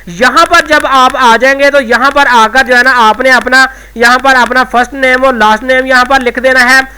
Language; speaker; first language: Urdu; non-native, local second language; Punjabi